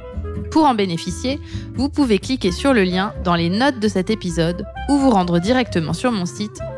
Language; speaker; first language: French; native; French